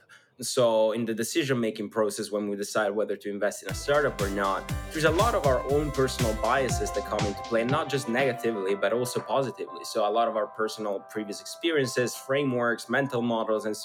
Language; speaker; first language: English; non-native, fluent; Italian